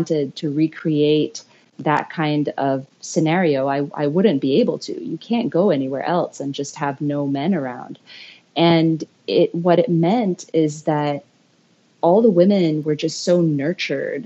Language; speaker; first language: English; native; English